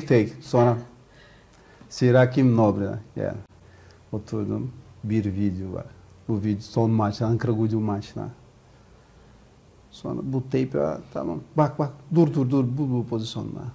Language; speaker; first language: Turkish; non-native, learner; Portuguese